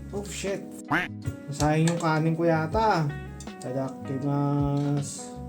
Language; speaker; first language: Filipino; native; Filipino